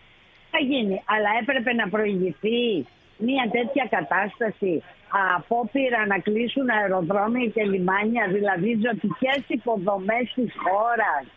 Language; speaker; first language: Greek; native; Greek